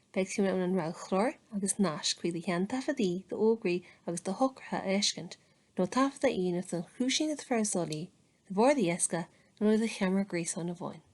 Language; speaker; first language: Irish; native; Irish